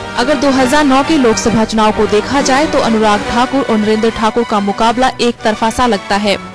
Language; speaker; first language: Hindi; native; Hindi